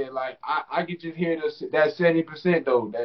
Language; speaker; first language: English; native; English